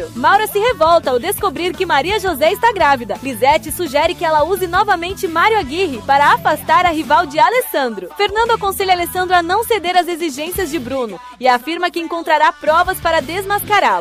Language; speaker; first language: Portuguese; native; Portuguese